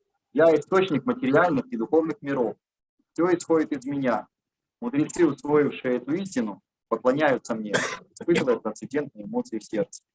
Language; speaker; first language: Russian; native; Russian